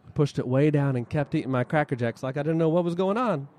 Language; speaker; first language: English; native; English